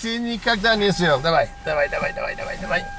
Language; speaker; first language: Russian; native; Russian